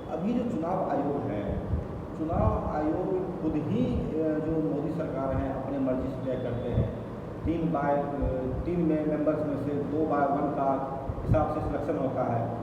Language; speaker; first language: Hindi; native; Hindi